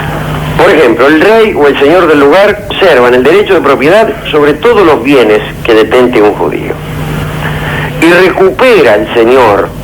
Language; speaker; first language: Spanish; native; Spanish